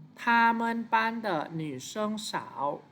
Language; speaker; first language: Chinese; non-native, fluent; Thai